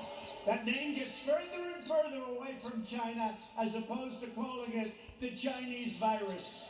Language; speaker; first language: English; native; English